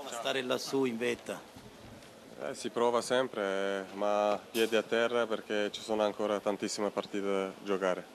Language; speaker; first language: Italian; non-native, fluent; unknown